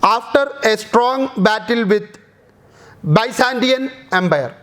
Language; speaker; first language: English; non-native, local second language; Malayalam